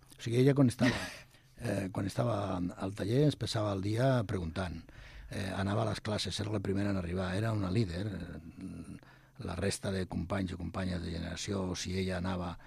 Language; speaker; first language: Catalan; non-native, local second language; Spanish